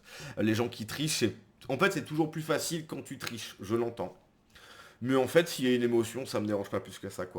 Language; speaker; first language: French; native; French